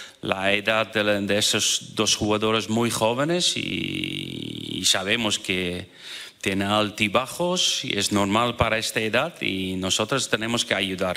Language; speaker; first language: Spanish; non-native, fluent; Dutch